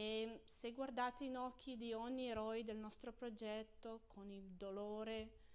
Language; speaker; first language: Italian; non-native, fluent; Ukrainian